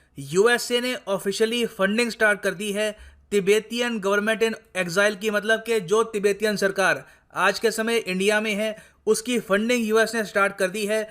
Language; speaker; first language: Hindi; native; Hindi